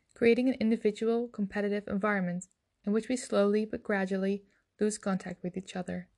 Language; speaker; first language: English; non-native, fluent; Dutch